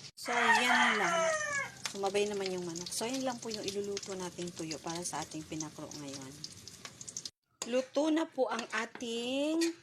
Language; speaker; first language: Filipino; non-native, local second language; Bikol